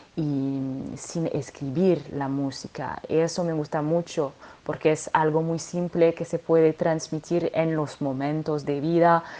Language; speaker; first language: Spanish; non-native, fluent; French